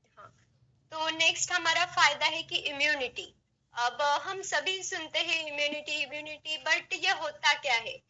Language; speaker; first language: Hindi; non-native, local second language; Marathi